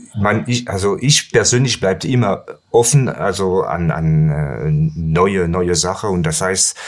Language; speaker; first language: German; non-native, learner; French